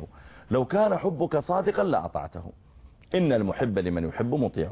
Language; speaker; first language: Arabic; native; Arabic